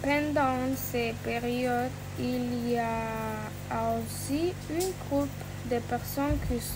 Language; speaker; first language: French; non-native, learner; Spanish